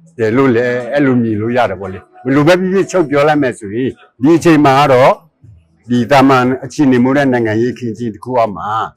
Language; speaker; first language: Burmese; non-native, local second language; S'gaw Karen